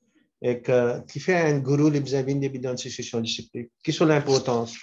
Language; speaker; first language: French; non-native, local second language; Morisyen